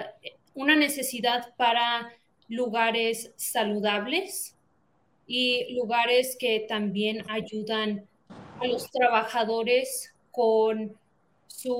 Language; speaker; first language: Spanish; early bilingual, heritage; Spanish